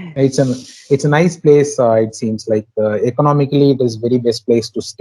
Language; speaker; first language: English; non-native, local second language; Tamil